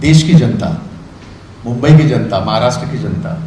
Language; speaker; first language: Hindi; non-native, local second language; Marathi